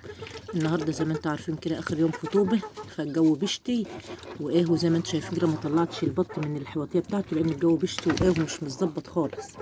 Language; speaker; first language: Arabic; native; Arabic